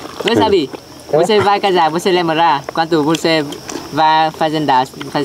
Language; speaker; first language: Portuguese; non-native, learner; Vietnamese